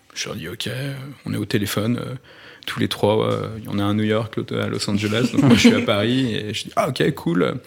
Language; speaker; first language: French; native; French